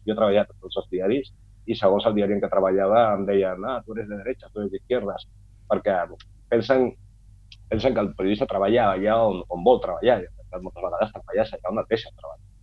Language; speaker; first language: Catalan; non-native, local second language; Spanish